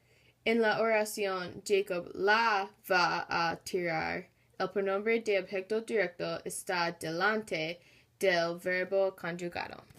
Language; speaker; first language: Spanish; non-native, learner; English